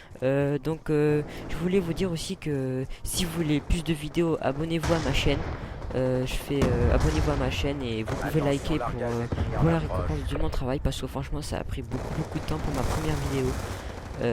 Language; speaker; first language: French; native; French